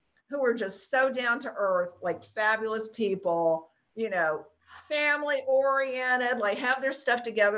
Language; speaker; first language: English; native; English